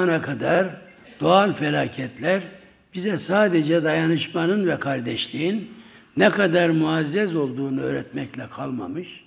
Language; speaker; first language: Turkish; native; Turkish